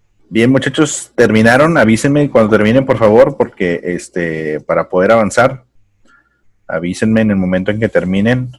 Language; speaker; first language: Spanish; native; Spanish